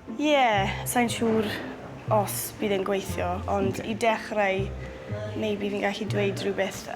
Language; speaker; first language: Welsh; non-native, local second language; English